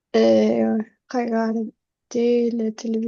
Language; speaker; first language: French; non-native, learner; Spanish